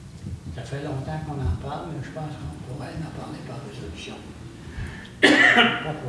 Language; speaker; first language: French; native; French